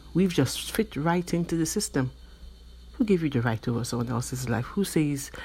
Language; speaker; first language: English; non-native, local second language; Yoruba